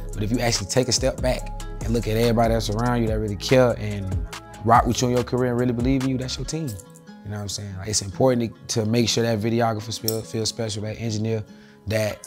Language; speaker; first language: English; native; English